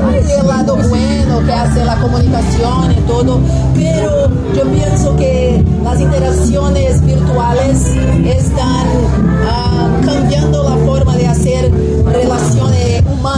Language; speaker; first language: Spanish; non-native, fluent; Portuguese